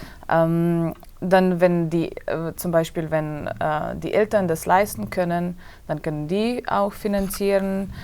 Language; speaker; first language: German; non-native, fluent; Slovenian